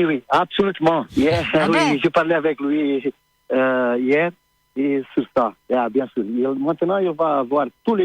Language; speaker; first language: French; non-native, learner; Portuguese